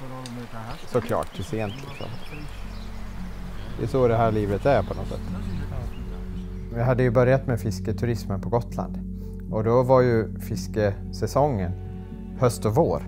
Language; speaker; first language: Swedish; native; Swedish